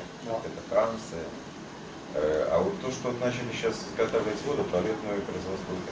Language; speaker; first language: Russian; native; Russian